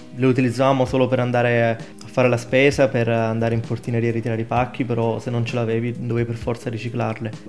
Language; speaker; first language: Italian; native; Italian